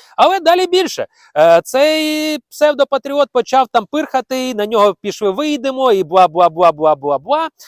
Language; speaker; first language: Ukrainian; non-native, local second language; Russian